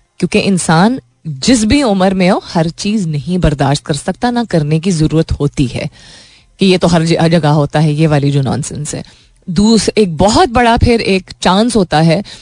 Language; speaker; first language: Urdu; native; Urdu